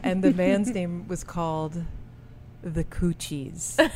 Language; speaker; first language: English; early bilingual, other home language; French